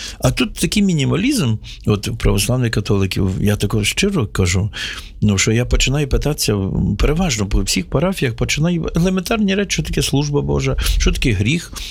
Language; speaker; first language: Ukrainian; native; Ukrainian